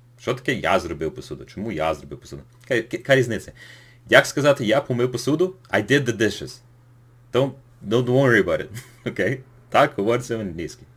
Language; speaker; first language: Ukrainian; early bilingual, heritage; English